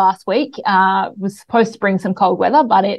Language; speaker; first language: English; native; English